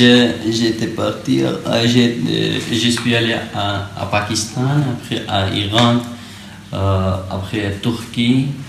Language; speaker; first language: French; non-native, learner; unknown